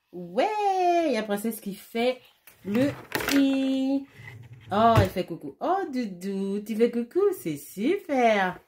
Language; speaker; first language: French; native; French